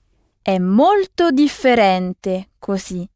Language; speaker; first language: Italian; non-native, fluent; French